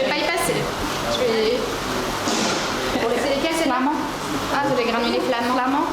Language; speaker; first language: French; native; French